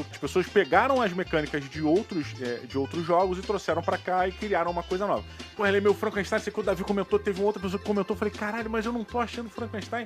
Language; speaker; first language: Portuguese; native; Portuguese